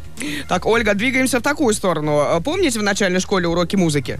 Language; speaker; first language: Russian; native; Russian